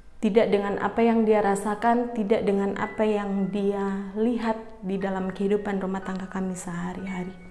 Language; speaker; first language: Indonesian; native; Indonesian